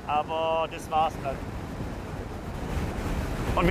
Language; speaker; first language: German; native; German